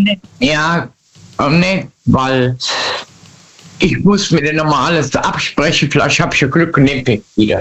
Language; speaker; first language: German; native; German